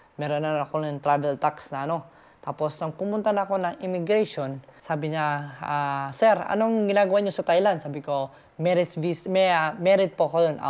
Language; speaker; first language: Filipino; native; Filipino